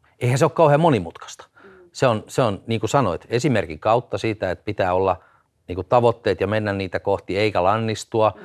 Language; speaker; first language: Finnish; native; Finnish